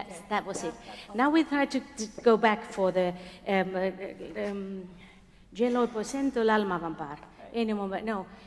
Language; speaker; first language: English; non-native, fluent; Finnish